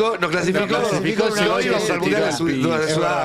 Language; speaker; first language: Spanish; native; Spanish